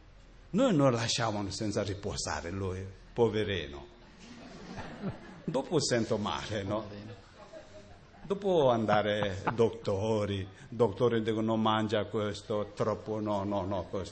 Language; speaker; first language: Italian; non-native, learner; Tibetan